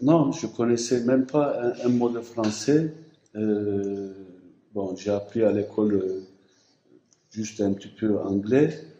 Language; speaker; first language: French; non-native, fluent; Turkish